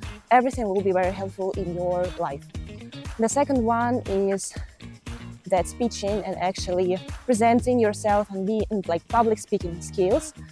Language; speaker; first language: English; non-native, fluent; Ukrainian